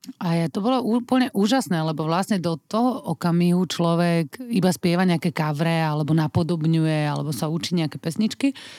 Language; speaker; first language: Slovak; native; Slovak